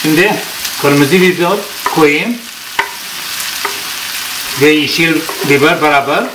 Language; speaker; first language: Turkish; non-native, learner; Arabic